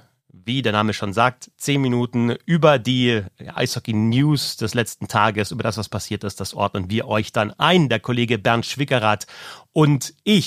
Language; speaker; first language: German; native; German